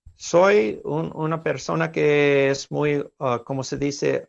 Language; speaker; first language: Spanish; non-native, learner; English